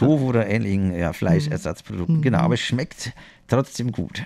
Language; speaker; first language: German; native; German